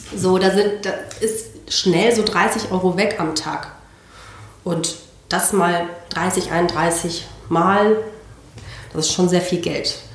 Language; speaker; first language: German; non-native, fluent; Spanish